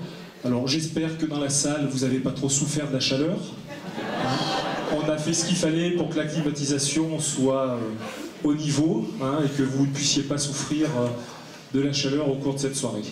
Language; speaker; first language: French; native; French